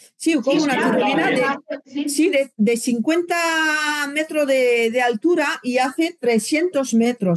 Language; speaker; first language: Spanish; non-native, fluent; French